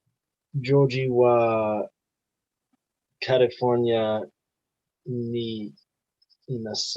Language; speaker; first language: Japanese; non-native, learner; English